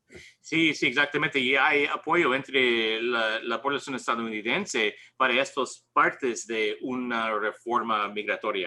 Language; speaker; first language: Spanish; non-native, learner; English